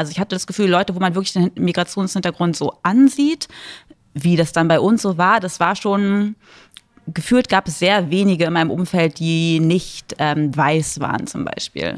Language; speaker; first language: German; native; German